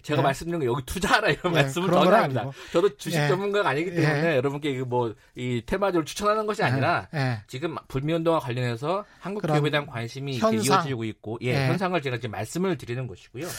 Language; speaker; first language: Korean; native; Korean